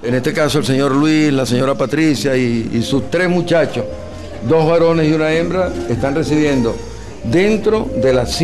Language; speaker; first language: Spanish; native; Spanish